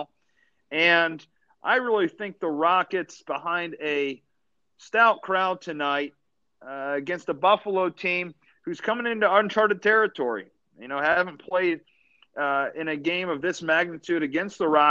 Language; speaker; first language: English; native; English